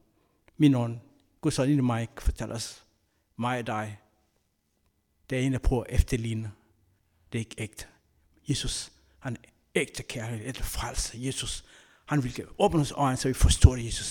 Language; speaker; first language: Danish; non-native, learner; Kabuverdianu